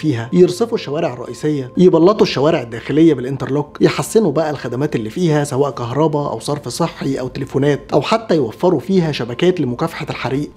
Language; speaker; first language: Arabic; native; Arabic